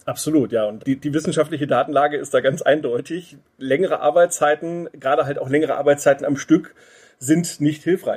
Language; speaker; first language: German; native; German